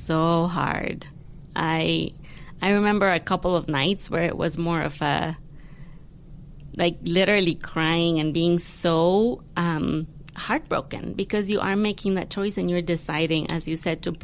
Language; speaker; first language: English; non-native, fluent; Spanish